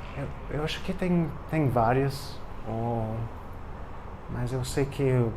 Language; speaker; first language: Portuguese; non-native, fluent; English